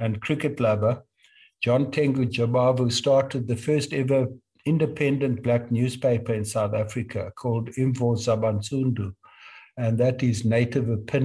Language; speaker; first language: English; native; English